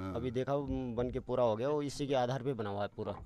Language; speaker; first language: Hindi; non-native, local second language; Garhwali